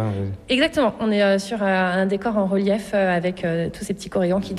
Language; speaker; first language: French; native; French